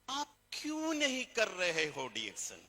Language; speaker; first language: Hindi; non-native, fluent; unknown